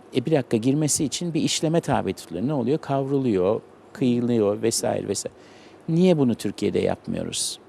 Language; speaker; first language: Turkish; native; Turkish